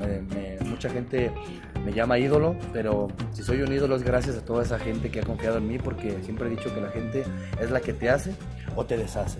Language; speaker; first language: Spanish; native; Spanish